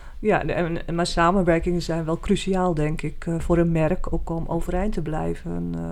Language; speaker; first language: Dutch; native; Dutch